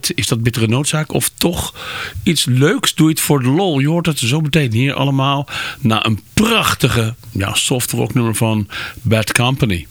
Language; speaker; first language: Dutch; native; Dutch